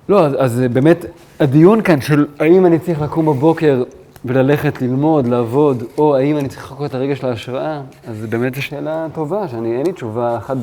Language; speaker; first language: Hebrew; native; Hebrew